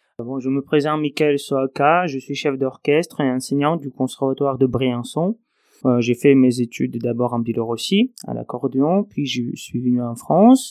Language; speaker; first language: French; non-native, fluent; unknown